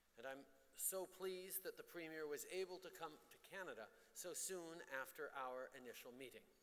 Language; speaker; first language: English; early bilingual, other home language; French